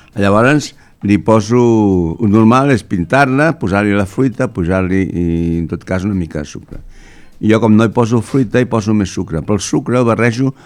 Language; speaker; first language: Catalan; native; Catalan